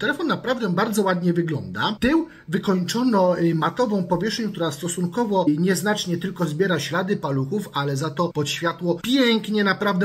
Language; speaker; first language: Polish; native; Polish